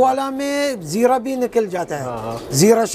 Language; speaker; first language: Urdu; non-native, learner; Arabic